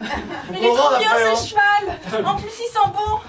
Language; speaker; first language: French; native; French